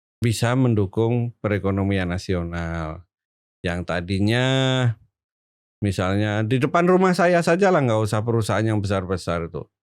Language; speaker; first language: Indonesian; non-native, local second language; Javanese